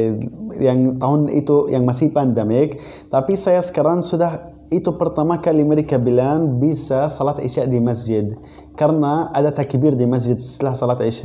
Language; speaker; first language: Indonesian; non-native, learner; Arabic